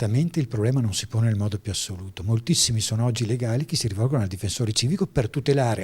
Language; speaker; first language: Italian; native; Italian